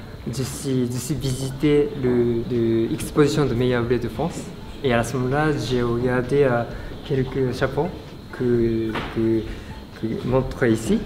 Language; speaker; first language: French; non-native, fluent; Japanese